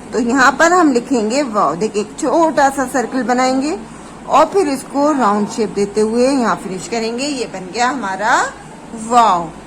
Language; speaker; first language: Hindi; native; Hindi